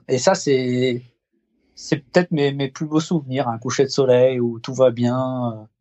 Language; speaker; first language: French; native; French